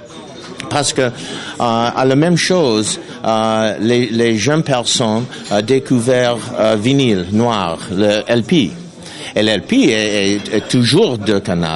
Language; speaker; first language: French; non-native, learner; English